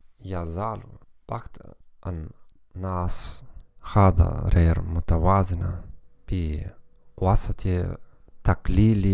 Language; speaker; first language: Arabic; non-native, learner; German